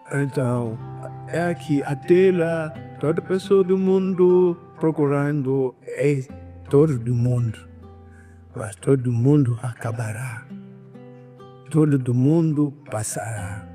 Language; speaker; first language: Portuguese; non-native, learner; Lingala